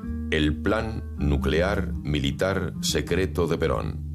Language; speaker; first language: Spanish; native; Spanish